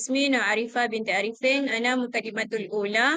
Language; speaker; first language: Arabic; non-native, learner; Malay